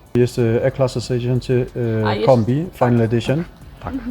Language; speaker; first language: Polish; non-native, fluent; Danish